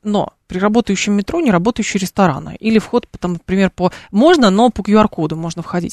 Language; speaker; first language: Russian; native; Russian